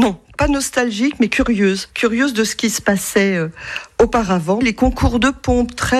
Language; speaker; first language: French; native; French